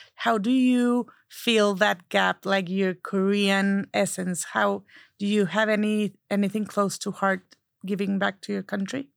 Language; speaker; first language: English; non-native, fluent; Spanish